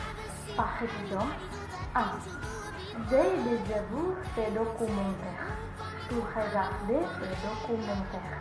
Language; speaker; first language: French; non-native, learner; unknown